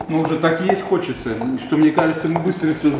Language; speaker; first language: Russian; native; Russian